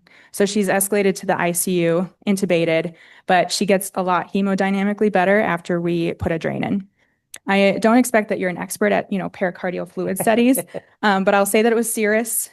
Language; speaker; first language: English; native; English